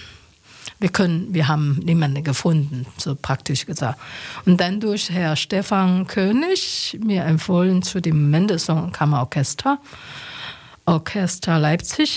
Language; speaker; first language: German; non-native, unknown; Chinese